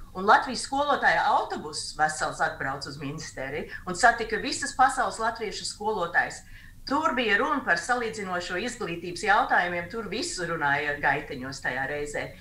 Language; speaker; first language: Latvian; native; Latvian